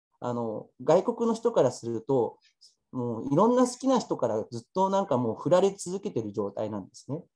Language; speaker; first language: Japanese; early bilingual, other home language; Chinese